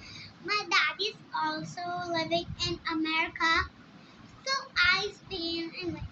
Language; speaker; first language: English; non-native, learner; Urdu